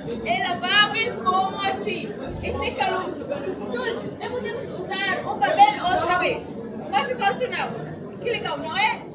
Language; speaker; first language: Portuguese; non-native, fluent; Arabic